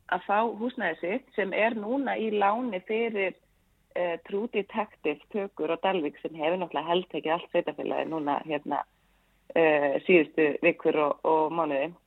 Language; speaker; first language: Icelandic; native; Icelandic